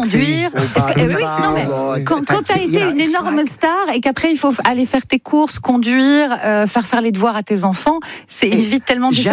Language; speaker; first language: French; native; French